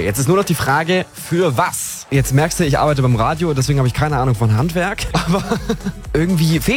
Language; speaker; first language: German; native; German